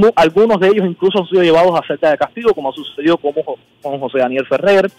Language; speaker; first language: Spanish; native; Spanish